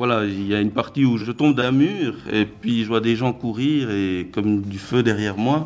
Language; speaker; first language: French; early bilingual, other home language; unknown